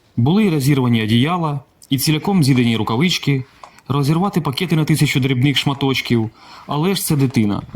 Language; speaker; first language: Ukrainian; non-native, local second language; Russian